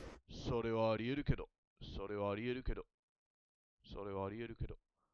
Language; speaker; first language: Japanese; non-native, learner; English